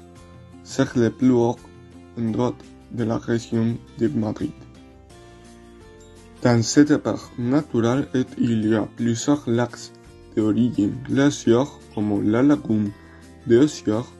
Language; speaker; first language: French; non-native, learner; Spanish